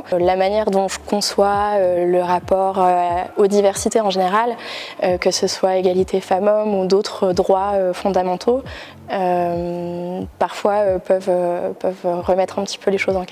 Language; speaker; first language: French; native; French